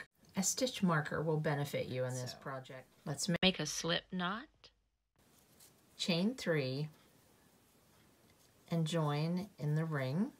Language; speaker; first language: English; native; English